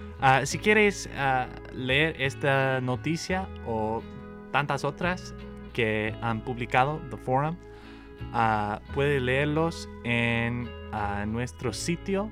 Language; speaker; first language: Spanish; non-native, learner; English